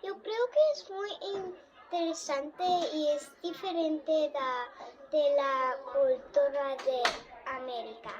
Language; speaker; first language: Spanish; early bilingual, heritage; Spanish